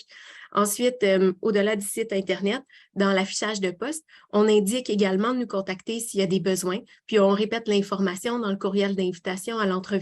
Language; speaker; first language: French; native; French